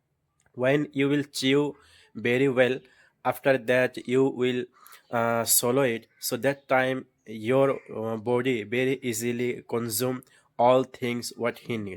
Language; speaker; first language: English; non-native, learner; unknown